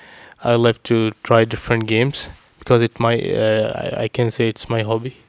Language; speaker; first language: English; non-native, learner; Urdu